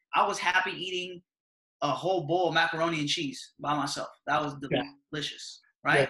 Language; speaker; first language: English; native; English